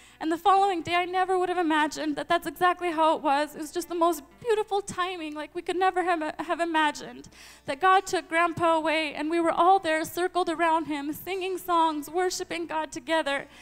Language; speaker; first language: English; early bilingual, other home language; Ukrainian